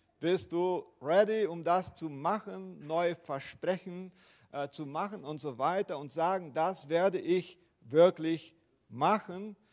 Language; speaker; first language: German; non-native, fluent; Portuguese